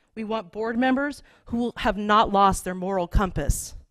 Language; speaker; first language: English; native; English